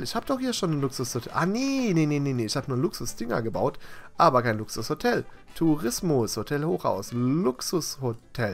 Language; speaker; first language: German; native; German